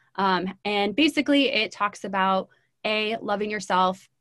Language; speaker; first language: English; native; English